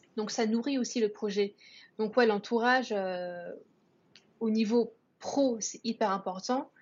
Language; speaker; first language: French; native; French